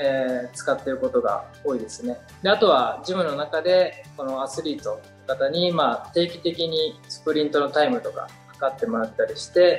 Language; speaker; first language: Japanese; native; Japanese